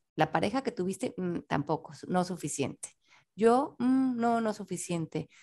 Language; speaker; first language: Spanish; native; Spanish